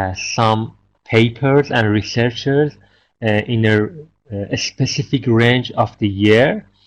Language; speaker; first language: English; non-native, fluent; Persian